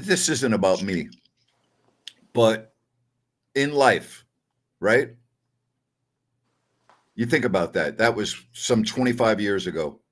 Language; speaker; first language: English; native; English